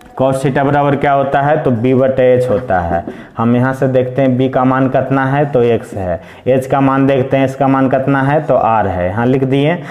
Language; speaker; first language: Hindi; native; Hindi